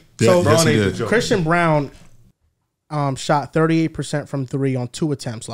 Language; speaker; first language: English; native; English